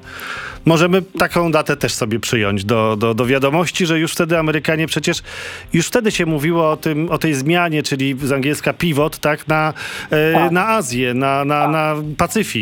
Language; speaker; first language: Polish; native; Polish